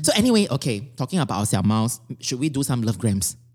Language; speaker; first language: English; native; English